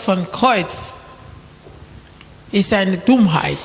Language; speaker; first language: German; non-native, learner; French